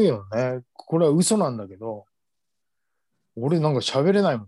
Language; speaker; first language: Japanese; native; Japanese